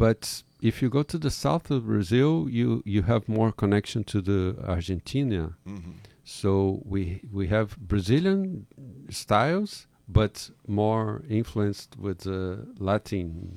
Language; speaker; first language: English; non-native, fluent; Portuguese